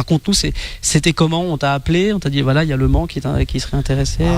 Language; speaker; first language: French; native; French